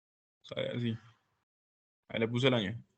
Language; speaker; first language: Spanish; native; Spanish